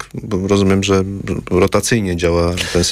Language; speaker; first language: Polish; native; Polish